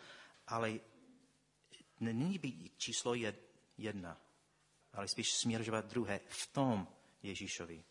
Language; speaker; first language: Czech; non-native, fluent; English